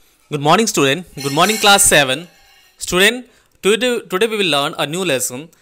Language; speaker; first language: English; non-native, local second language; Bangla